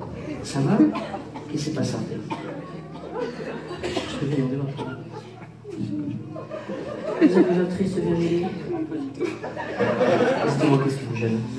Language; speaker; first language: French; native; French